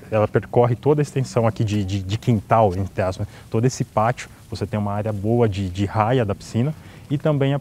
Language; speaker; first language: Portuguese; native; Portuguese